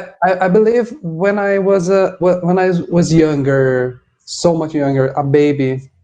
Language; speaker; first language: English; non-native, fluent; Portuguese